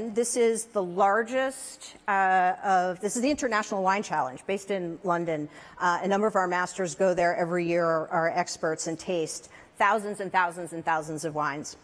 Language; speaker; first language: English; native; English